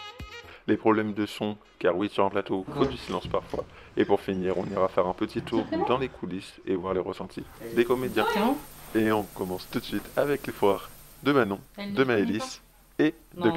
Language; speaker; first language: French; native; French